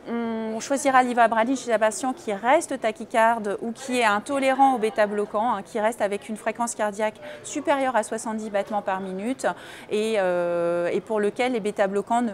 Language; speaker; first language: French; native; French